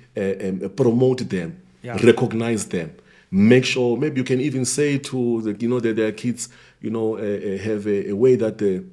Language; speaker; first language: English; non-native, local second language; Xhosa